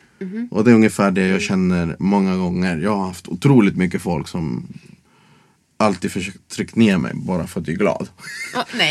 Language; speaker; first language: Swedish; non-native, fluent; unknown